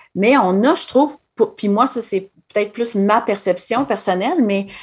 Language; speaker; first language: French; native; French